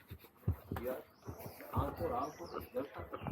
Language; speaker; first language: English; non-native, learner; Greek